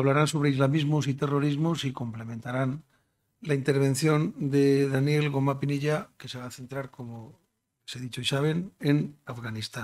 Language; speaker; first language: Spanish; native; Spanish